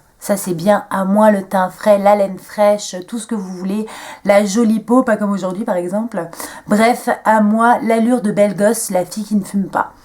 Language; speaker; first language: French; native; French